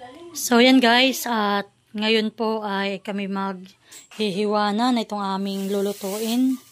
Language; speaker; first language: Filipino; native; Filipino